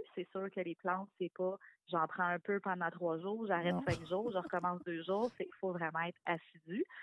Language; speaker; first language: French; native; French